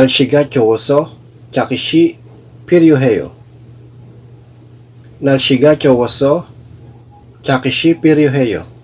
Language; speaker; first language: Korean; non-native, fluent; Filipino